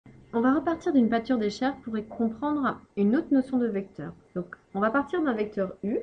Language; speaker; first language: French; native; French